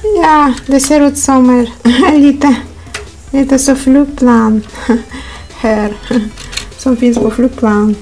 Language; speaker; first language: Swedish; non-native, learner; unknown